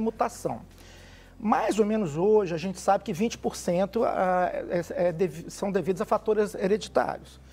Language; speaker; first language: Portuguese; native; Portuguese